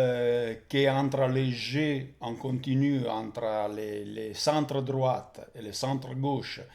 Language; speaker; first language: French; non-native, fluent; Italian